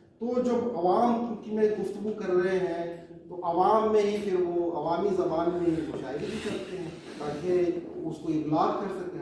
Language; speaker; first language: Urdu; native; Urdu